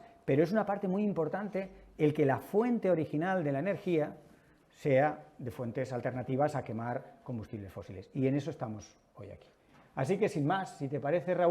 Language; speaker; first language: Spanish; native; Spanish